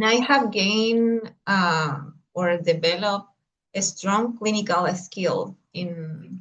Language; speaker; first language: English; non-native, learner; Spanish